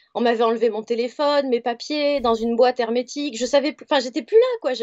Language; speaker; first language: French; native; French